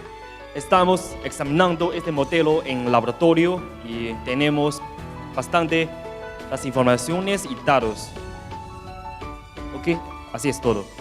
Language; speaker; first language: Spanish; non-native, learner; Chinese